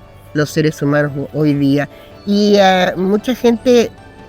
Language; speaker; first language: Spanish; native; Spanish